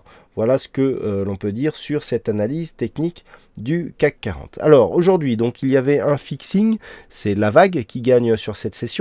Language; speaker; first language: French; native; French